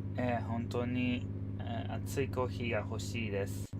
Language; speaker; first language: Japanese; non-native, learner; English